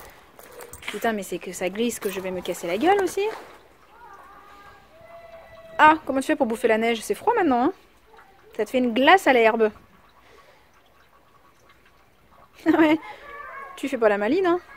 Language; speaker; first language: French; native; French